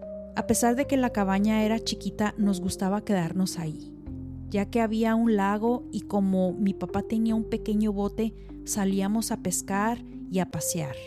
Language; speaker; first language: Spanish; native; Spanish